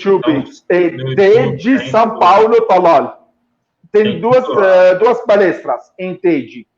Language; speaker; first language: Portuguese; non-native, fluent; Arabic